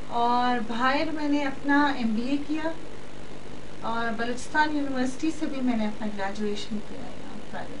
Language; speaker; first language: Urdu; non-native, local second language; Baluchi